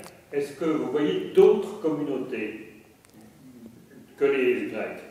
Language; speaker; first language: French; native; French